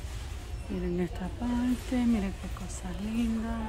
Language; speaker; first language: Spanish; early bilingual, heritage; Spanish